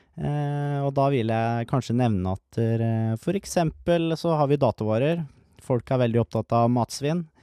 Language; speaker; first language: Norwegian; native; Norwegian